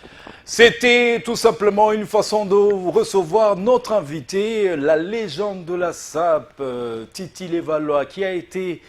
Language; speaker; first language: French; non-native, local second language; Lingala